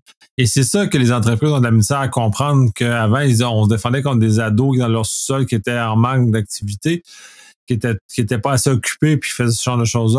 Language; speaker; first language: French; native; French